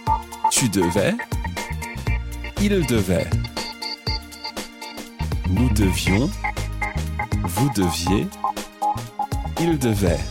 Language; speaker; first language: French; non-native, fluent; English